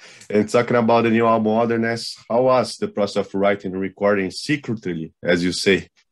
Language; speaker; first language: English; non-native, fluent; Portuguese